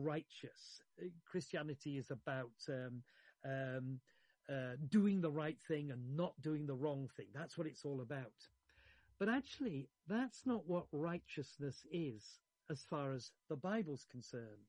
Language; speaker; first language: English; native; English